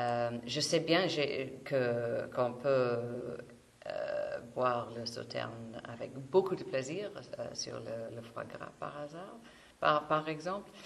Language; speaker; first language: French; non-native, fluent; English